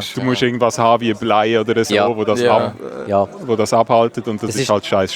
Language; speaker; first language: German; native; German